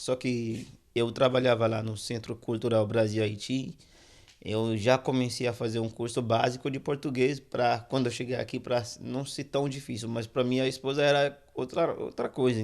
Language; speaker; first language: Portuguese; non-native, fluent; Haitian Creole